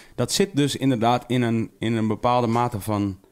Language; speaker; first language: Dutch; native; Dutch